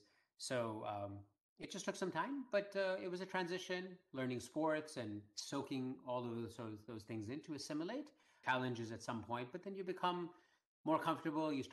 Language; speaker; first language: English; early bilingual, other home language; Hindi